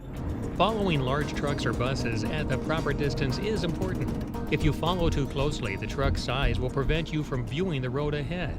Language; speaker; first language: English; native; English